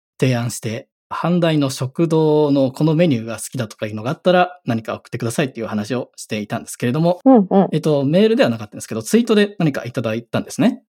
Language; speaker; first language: Japanese; native; Japanese